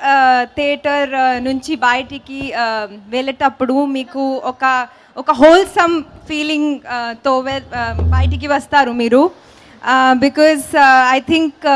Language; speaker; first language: Telugu; non-native, learner; Hindi